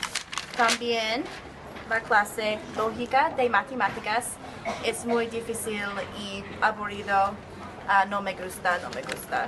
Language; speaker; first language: Spanish; non-native, learner; English